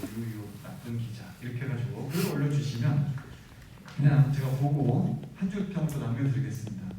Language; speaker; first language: Korean; native; Korean